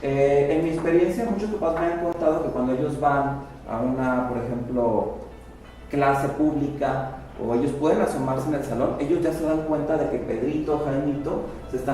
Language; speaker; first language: Spanish; native; Spanish